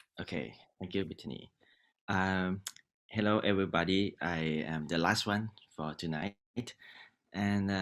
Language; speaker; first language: English; non-native, learner; Thai